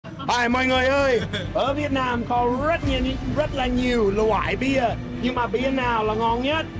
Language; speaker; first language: Vietnamese; non-native, fluent; English